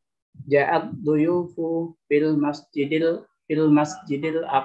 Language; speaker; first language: Arabic; non-native, learner; Indonesian